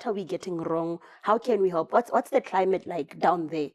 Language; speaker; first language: English; non-native, local second language; Southern Sotho